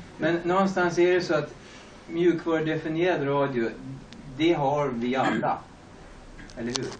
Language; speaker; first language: Swedish; early bilingual, other home language; German